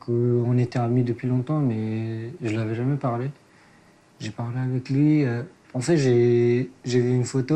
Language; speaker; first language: French; non-native, fluent; Persian